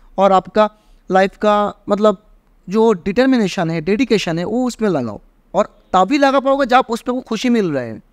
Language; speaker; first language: Hindi; native; Hindi